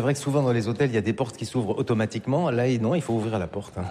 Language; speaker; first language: French; native; French